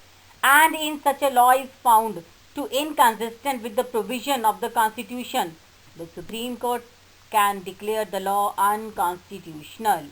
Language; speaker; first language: English; non-native, local second language; Hindi